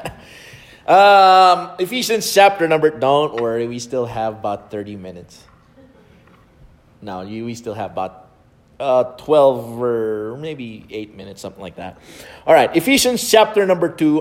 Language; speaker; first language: English; non-native, local second language; Filipino